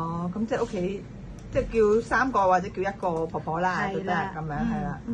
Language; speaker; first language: Cantonese; native; Cantonese